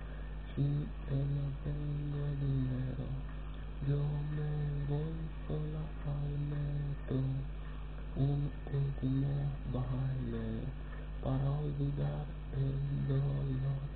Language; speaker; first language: Spanish; non-native, learner; Romanian